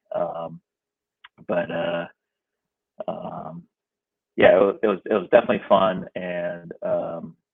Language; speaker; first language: English; native; English